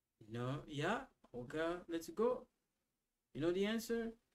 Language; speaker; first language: English; non-native, fluent; Lingala